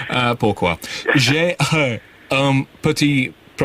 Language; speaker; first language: French; non-native, learner; English